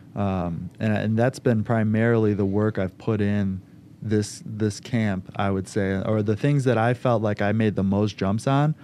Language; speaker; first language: English; native; English